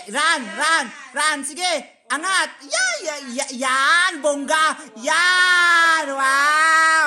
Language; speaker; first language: Filipino; non-native, local second language; Cebuano